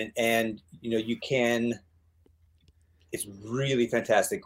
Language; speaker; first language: English; native; English